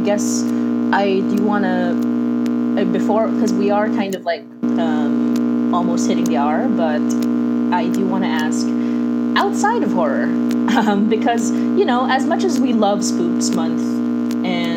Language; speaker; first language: English; non-native, local second language; Filipino